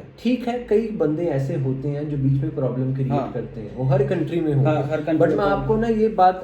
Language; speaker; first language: Hindi; native; Hindi